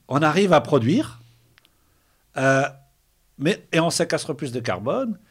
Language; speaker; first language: French; non-native, local second language; Arabic